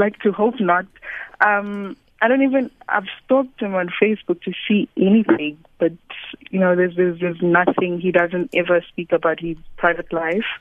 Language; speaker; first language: English; non-native, local second language; Swati